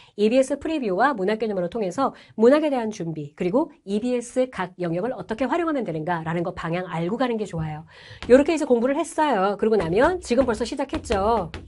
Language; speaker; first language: Korean; native; Korean